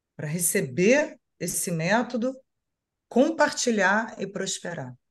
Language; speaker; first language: Portuguese; native; Portuguese